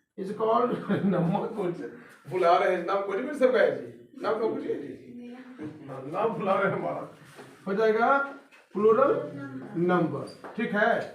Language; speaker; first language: Hindi; native; Hindi